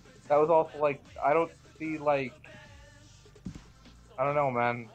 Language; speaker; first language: English; native; English